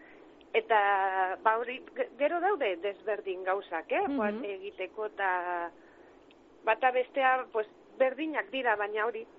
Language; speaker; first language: Basque; non-native, local second language; Spanish